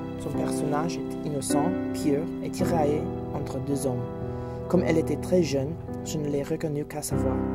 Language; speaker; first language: French; non-native, fluent; English